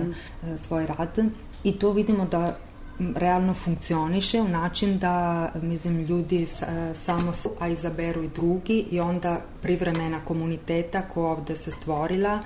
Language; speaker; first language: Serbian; non-native, learner; Italian